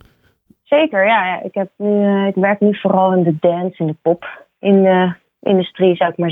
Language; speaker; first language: Dutch; native; Dutch